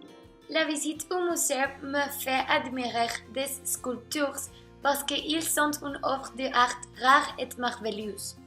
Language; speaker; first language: French; non-native, learner; Spanish